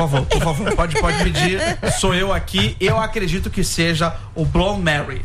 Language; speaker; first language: Portuguese; native; Portuguese